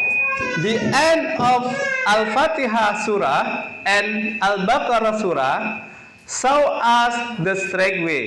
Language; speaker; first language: English; non-native, learner; Indonesian